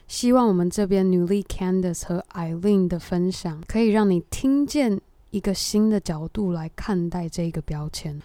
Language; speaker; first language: Chinese; native; Chinese